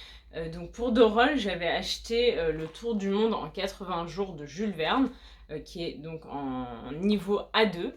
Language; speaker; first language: French; native; French